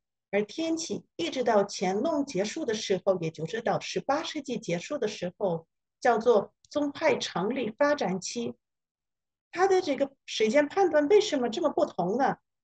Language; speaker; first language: Chinese; non-native, fluent; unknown